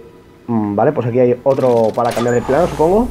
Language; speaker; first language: Spanish; native; Spanish